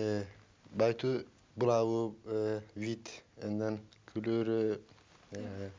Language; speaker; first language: Dutch; non-native, learner; Turkish